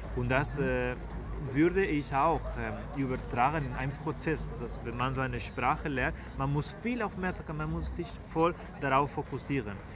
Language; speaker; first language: German; non-native, fluent; Spanish